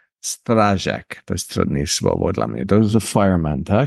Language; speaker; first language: Polish; non-native, learner; English